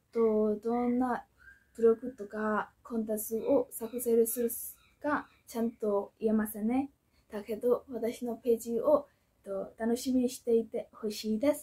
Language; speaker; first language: Japanese; non-native, fluent; Burmese